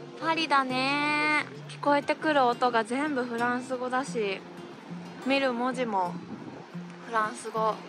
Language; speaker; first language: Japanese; native; Japanese